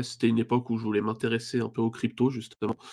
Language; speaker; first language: French; native; French